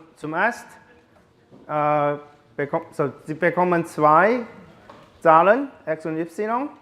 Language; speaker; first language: German; non-native, learner; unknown